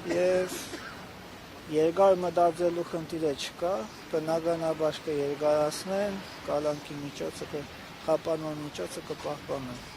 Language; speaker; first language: Armenian; native; Armenian